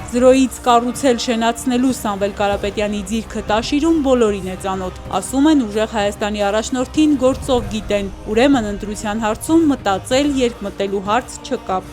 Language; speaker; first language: Armenian; native; Armenian